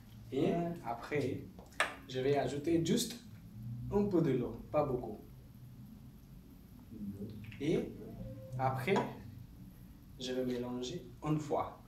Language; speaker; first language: French; non-native, learner; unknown